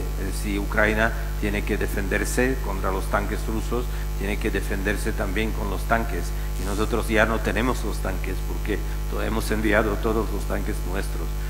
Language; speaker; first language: Spanish; non-native, fluent; Czech